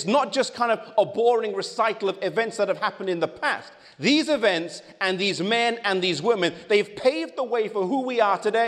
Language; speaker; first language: English; native; English